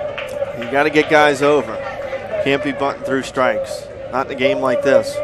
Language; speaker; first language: English; native; English